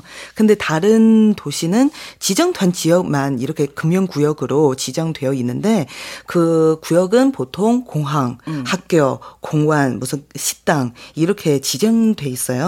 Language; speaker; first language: Korean; non-native, fluent; Chinese